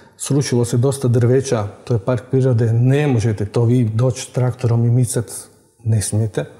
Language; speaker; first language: Croatian; native; Croatian